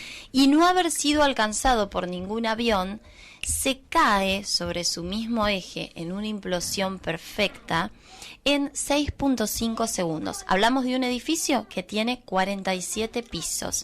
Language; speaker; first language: Spanish; native; Spanish